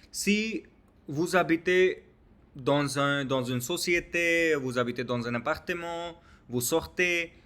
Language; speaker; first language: French; non-native, learner; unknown